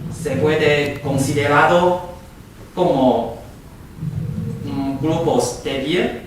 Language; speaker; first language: Spanish; non-native, fluent; Chinese